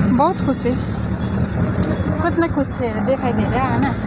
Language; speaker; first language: Hindi; non-native, local second language; Nepali